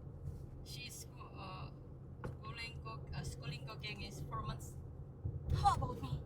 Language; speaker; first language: English; non-native, learner; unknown